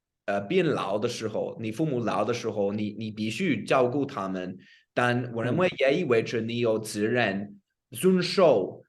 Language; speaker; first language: Chinese; non-native, fluent; English